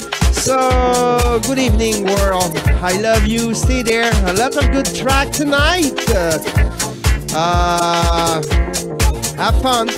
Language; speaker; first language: English; non-native, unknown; French